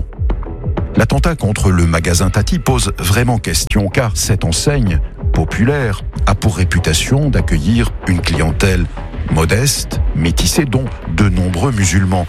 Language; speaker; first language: French; native; French